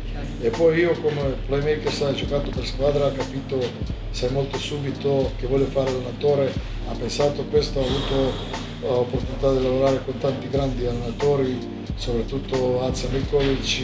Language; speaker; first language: Italian; non-native, fluent; Serbian